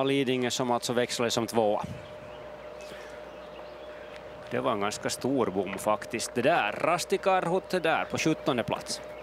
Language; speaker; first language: Swedish; native; Swedish